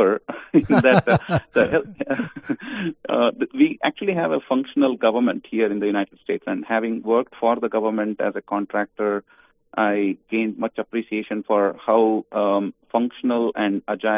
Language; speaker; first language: English; non-native, local second language; Kannada